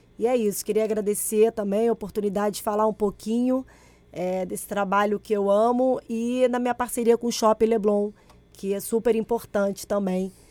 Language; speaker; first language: Portuguese; early bilingual, other home language; Spanish